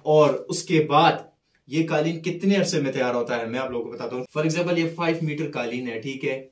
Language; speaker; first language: Urdu; non-native, fluent; Persian